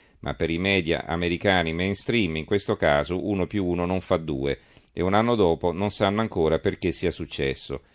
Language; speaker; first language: Italian; native; Italian